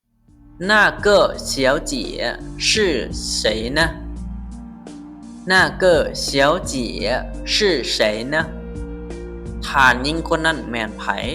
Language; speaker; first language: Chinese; non-native, fluent; Lao